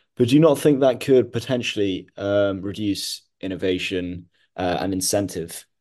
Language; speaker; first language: English; non-native, local second language; Hindi